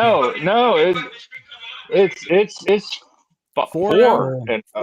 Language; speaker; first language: English; native; English